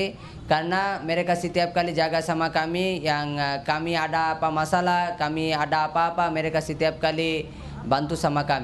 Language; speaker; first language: Indonesian; non-native, learner; Rohingya